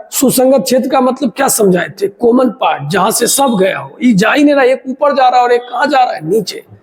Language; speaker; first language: Hindi; native; Hindi